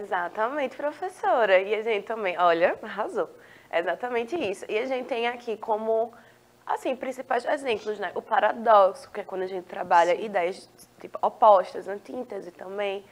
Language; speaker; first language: Portuguese; native; Portuguese